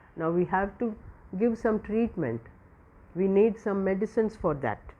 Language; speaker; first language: English; non-native, local second language; Tamil